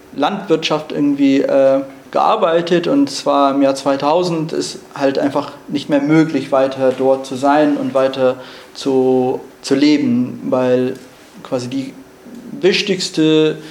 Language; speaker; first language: German; non-native, fluent; Arabic